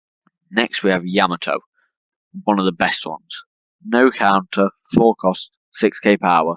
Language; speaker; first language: English; native; English